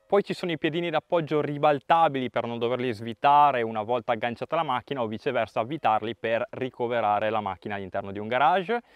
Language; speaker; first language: Italian; native; Italian